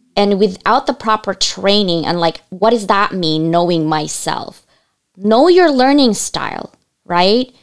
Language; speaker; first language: English; early bilingual, other home language; Cebuano